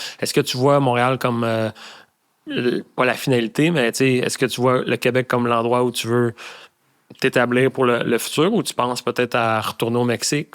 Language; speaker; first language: French; native; French